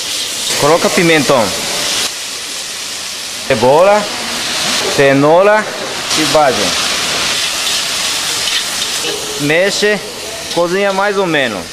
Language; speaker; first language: Portuguese; non-native, learner; Japanese